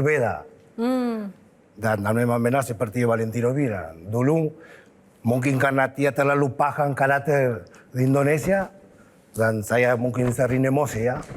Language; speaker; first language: Indonesian; non-native, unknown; Spanish